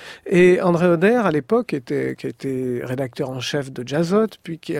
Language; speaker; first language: French; native; French